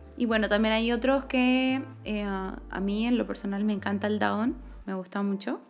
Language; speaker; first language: Spanish; native; Spanish